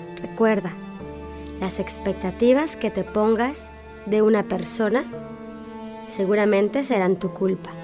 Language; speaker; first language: Spanish; native; Spanish